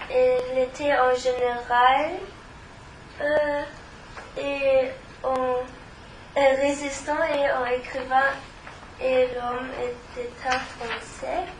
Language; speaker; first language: French; non-native, learner; German